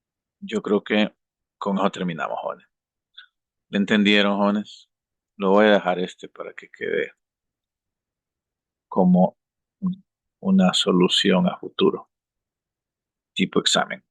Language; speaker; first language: Spanish; native; Spanish